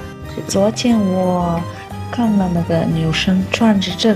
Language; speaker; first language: Chinese; non-native, learner; Russian